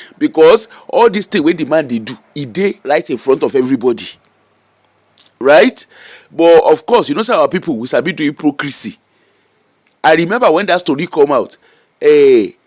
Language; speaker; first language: Nigerian Pidgin; native; Nigerian Pidgin